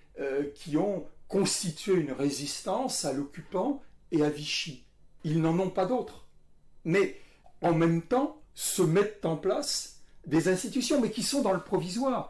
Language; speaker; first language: French; native; French